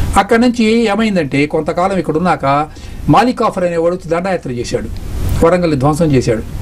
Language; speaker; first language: Telugu; native; Telugu